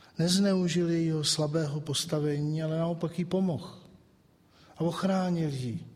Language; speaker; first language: Czech; native; Czech